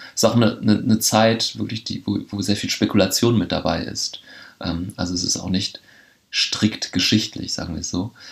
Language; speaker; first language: German; early bilingual, other home language; Polish